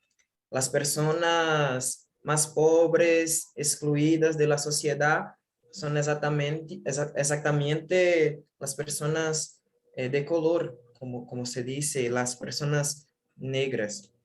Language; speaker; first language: Spanish; non-native, learner; Portuguese